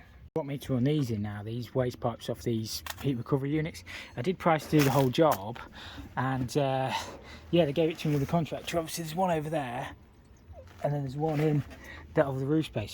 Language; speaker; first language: English; native; English